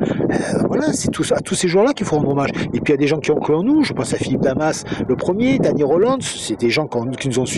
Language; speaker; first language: French; native; French